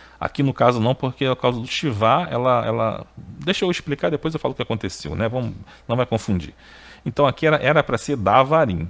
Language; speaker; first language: Portuguese; native; Portuguese